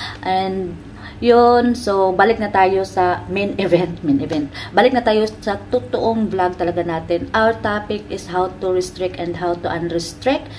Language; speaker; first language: Filipino; non-native, local second language; Cebuano